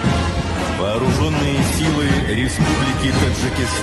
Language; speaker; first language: Russian; native; Russian